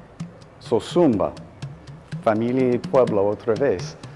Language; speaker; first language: Spanish; non-native, fluent; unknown